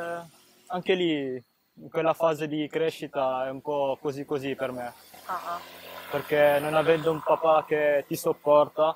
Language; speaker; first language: Italian; early bilingual, other home language; Filipino